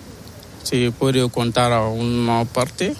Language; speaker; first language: Spanish; non-native, learner; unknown